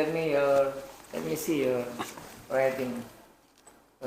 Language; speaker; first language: English; non-native, fluent; Indonesian